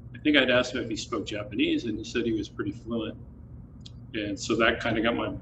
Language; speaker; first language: English; native; English